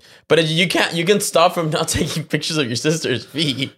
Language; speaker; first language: English; early bilingual, other home language; Spanish